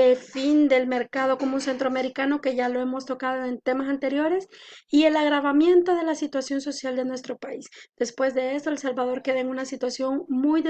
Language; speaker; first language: Spanish; native; Spanish